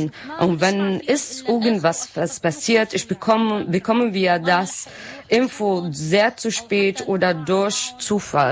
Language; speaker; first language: German; non-native, learner; Arabic